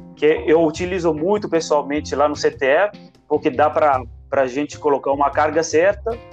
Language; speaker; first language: Portuguese; non-native, fluent; Italian